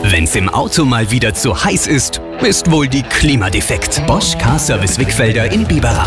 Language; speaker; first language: German; native; German